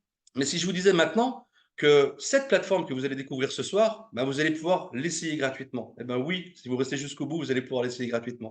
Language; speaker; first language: French; native; French